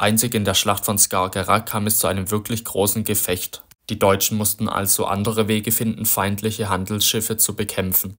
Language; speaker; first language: German; native; German